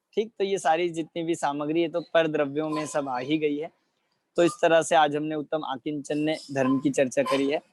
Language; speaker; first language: Hindi; native; Hindi